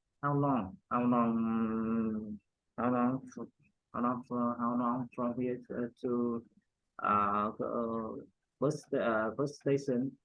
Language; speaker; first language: English; non-native, learner; Vietnamese